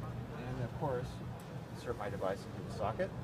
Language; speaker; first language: English; native; English